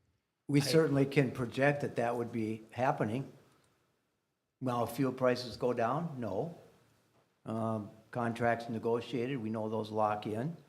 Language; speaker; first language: English; native; English